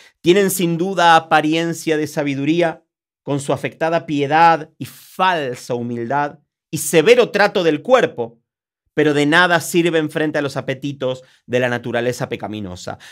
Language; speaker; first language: Spanish; native; Spanish